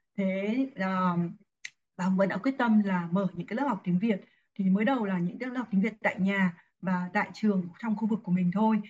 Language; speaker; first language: Vietnamese; native; Vietnamese